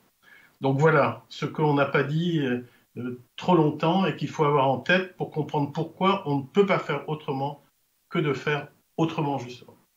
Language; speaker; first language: French; native; French